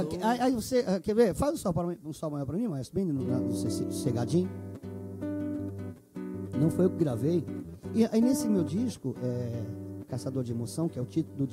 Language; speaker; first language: Portuguese; native; Portuguese